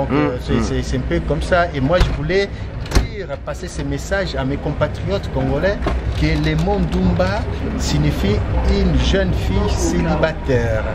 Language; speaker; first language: French; non-native, local second language; Lingala